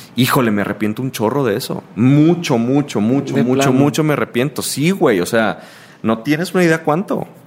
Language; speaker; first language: Spanish; native; Spanish